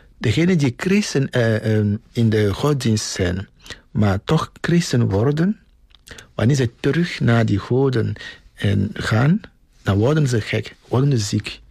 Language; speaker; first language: Dutch; non-native, fluent; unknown